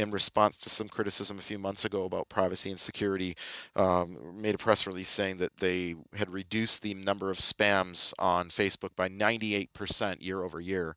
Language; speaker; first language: English; native; English